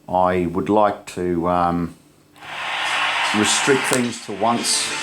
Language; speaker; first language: English; native; English